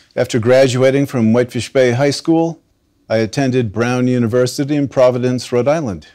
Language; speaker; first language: English; native; English